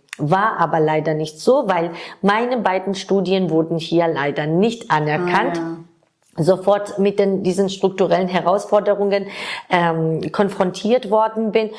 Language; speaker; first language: German; non-native, fluent; Georgian